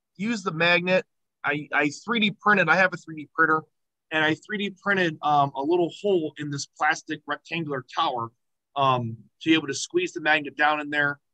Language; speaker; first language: English; native; English